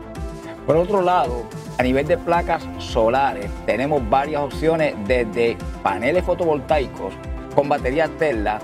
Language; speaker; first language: Spanish; native; Spanish